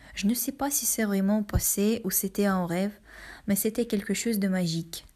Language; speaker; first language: French; non-native, learner; Ukrainian